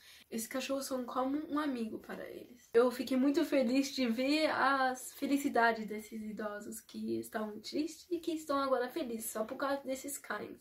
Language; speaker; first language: Portuguese; early bilingual, heritage; Portuguese